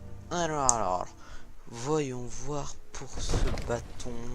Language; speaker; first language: French; native; French